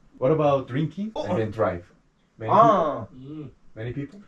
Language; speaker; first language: English; non-native, learner; Korean